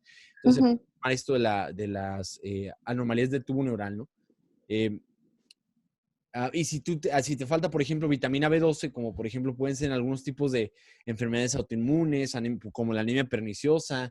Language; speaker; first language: Spanish; native; Spanish